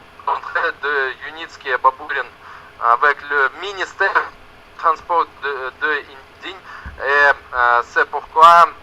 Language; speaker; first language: French; non-native, learner; Russian